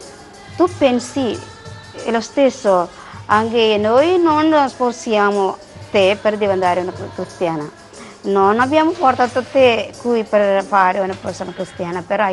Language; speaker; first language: Italian; non-native, learner; Malayalam